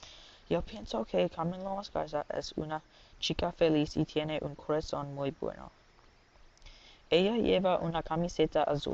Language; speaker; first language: Spanish; non-native, learner; English